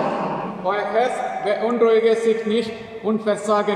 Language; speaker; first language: German; non-native, learner; Malayalam